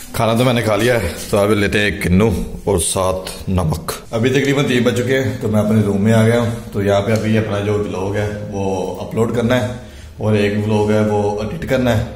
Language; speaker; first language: Urdu; non-native, local second language; Punjabi